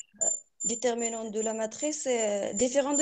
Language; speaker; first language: French; non-native, local second language; Arabic